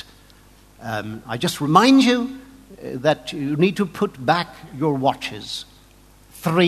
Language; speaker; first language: English; native; English